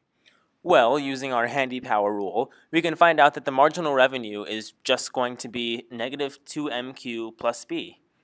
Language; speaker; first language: English; native; English